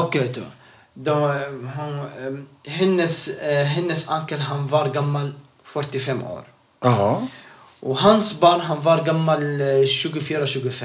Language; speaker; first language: Swedish; non-native, learner; Arabic